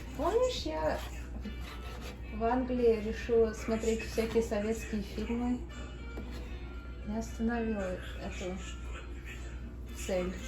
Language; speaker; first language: Russian; early bilingual, heritage; English